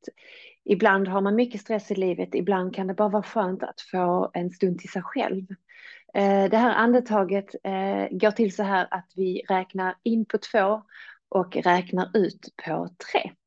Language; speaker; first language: Swedish; native; Swedish